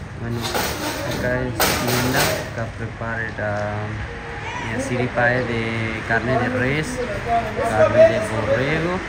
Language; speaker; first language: Spanish; non-native, learner; Urdu